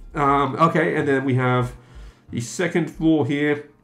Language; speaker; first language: English; native; English